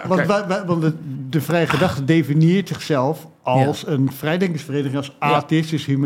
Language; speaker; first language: Dutch; native; Dutch